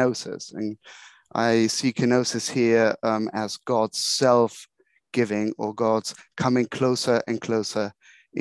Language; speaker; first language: English; non-native, fluent; German